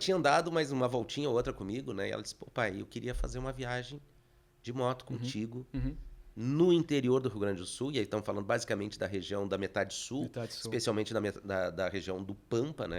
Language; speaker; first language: Portuguese; native; Portuguese